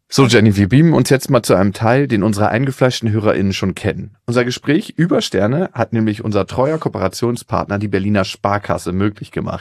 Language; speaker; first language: German; native; German